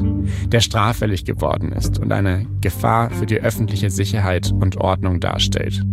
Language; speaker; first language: German; native; German